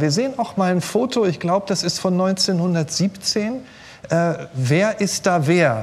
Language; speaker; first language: German; native; German